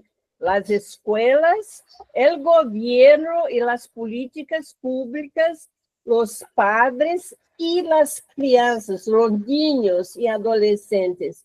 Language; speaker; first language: Spanish; non-native, learner; Portuguese